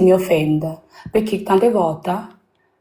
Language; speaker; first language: Italian; non-native, learner; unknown